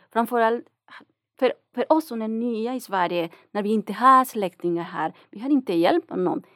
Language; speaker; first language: Swedish; non-native, fluent; Spanish